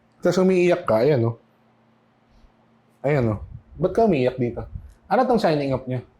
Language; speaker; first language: Filipino; native; Filipino